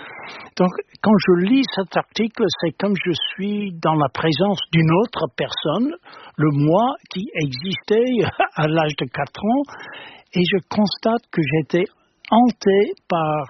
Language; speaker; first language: French; non-native, fluent; English